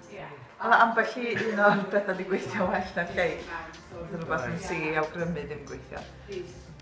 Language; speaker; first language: Welsh; native; Welsh